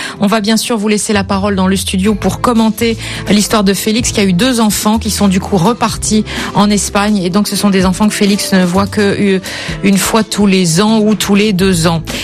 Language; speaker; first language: French; native; French